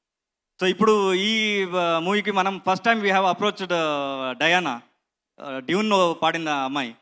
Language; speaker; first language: Telugu; non-native, learner; Kannada